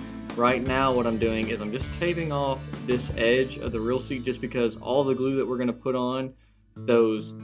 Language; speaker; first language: English; native; English